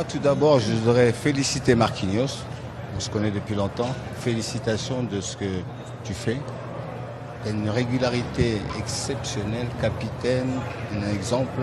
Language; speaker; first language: French; native; French